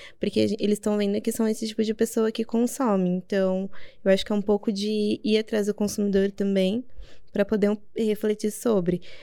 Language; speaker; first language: Portuguese; native; Portuguese